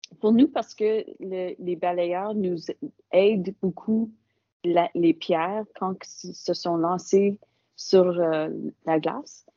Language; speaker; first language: French; non-native, local second language; English